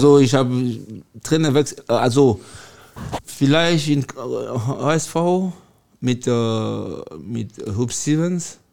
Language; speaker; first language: German; non-native, learner; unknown